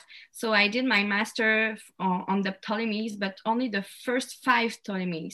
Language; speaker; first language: English; non-native, fluent; French